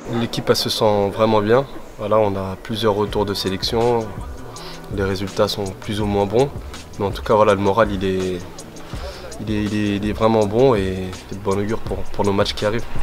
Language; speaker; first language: French; native; French